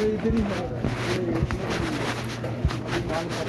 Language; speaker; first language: Hindi; non-native, local second language; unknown